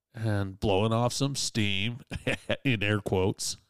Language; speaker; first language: English; native; English